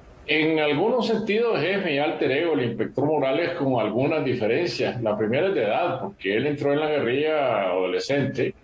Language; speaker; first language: Spanish; native; Spanish